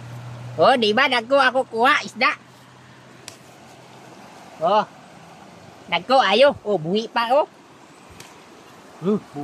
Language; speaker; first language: Cebuano; non-native, local second language; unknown